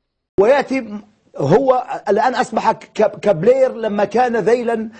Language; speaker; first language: Arabic; native; Arabic